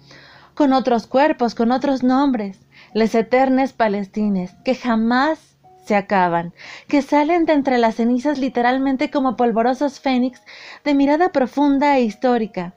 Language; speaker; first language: Spanish; native; Spanish